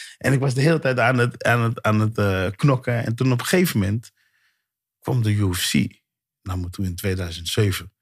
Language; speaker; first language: Dutch; early bilingual, other home language; Sranan Tongo